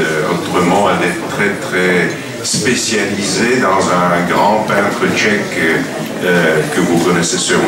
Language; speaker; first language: French; non-native, fluent; Czech